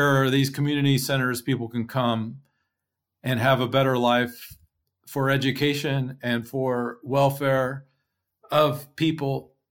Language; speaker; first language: English; native; English